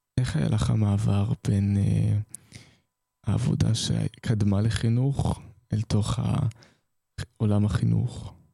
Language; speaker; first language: Hebrew; native; Hebrew